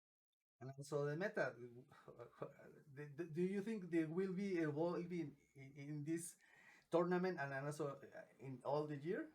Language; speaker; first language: English; non-native, learner; Spanish